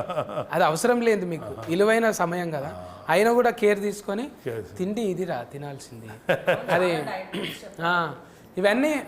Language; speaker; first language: Telugu; native; Telugu